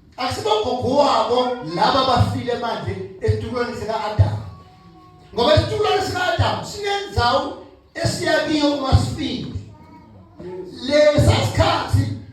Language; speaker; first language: Zulu; non-native, local second language; Swati